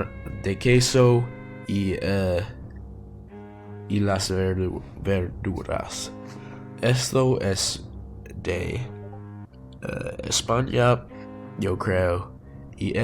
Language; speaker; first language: Spanish; non-native, learner; English